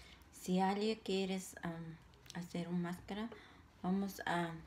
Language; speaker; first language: Spanish; non-native, local second language; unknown